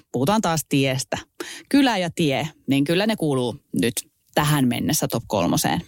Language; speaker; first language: Finnish; native; Finnish